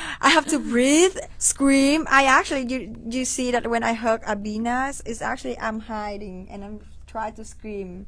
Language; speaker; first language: English; non-native, fluent; Vietnamese